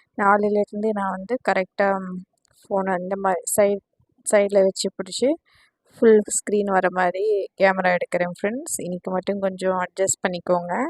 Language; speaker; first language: Tamil; non-native, local second language; Urdu